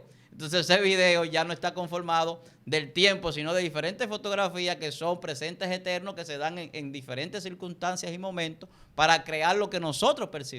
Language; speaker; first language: Spanish; native; Spanish